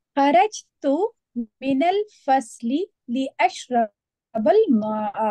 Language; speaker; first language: Arabic; non-native, learner; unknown